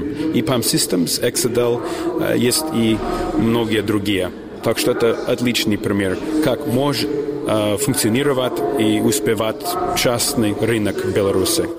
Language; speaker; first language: Russian; non-native, fluent; English